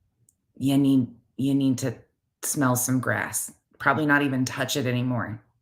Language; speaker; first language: English; native; English